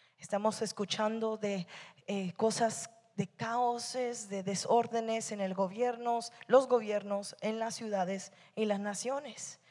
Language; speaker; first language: Spanish; early bilingual, heritage; Spanish